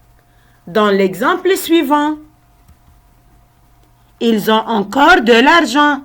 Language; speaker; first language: French; non-native, local second language; Arabic